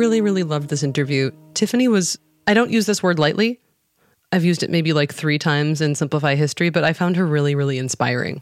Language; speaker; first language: English; native; English